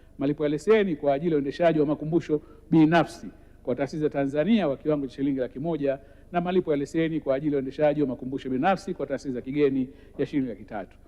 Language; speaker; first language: Swahili; native; Swahili